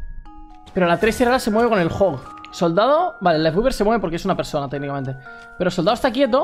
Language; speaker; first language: Spanish; native; Spanish